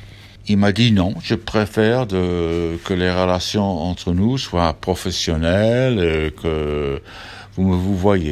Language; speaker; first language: French; non-native, fluent; English